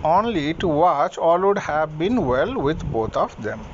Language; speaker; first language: English; non-native, local second language; Hindi